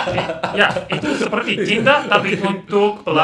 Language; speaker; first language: Indonesian; non-native, learner; English